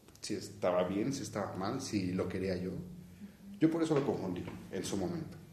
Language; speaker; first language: Spanish; native; Spanish